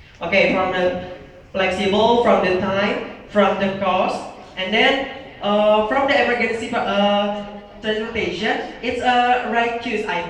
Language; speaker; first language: English; non-native, learner; Indonesian